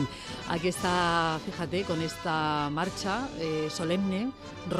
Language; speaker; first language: Spanish; native; Spanish